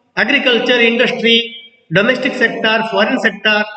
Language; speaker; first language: English; non-native, local second language; Kannada